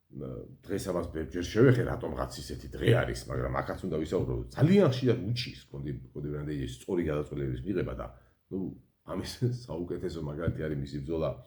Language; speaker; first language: Georgian; native; Georgian